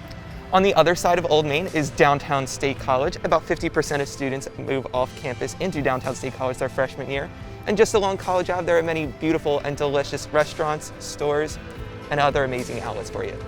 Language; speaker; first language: English; native; English